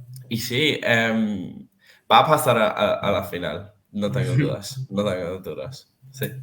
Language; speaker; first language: Spanish; non-native, fluent; Serbian